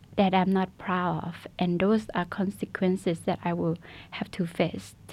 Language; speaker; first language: English; non-native, fluent; Burmese